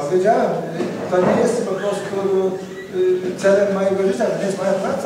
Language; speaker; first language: Polish; native; Polish